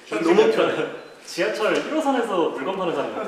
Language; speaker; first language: Korean; native; Korean